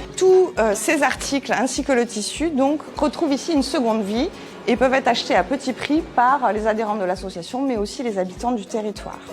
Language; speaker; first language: French; native; French